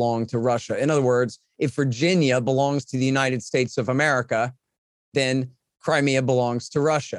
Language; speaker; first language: English; native; English